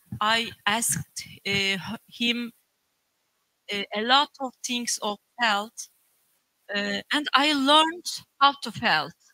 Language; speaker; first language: English; non-native, learner; Turkish